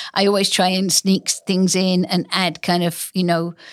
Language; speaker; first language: English; native; English